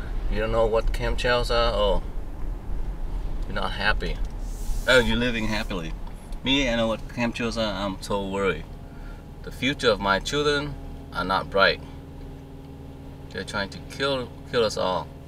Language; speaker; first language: English; non-native, fluent; Vietnamese